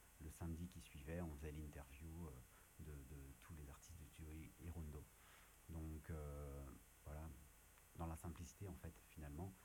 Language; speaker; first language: French; native; French